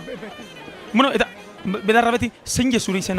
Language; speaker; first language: Basque; native; Basque